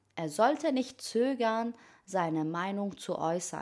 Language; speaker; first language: German; non-native, fluent; Persian